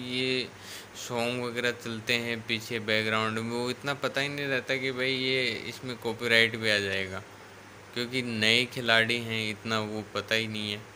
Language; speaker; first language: Hindi; native; Hindi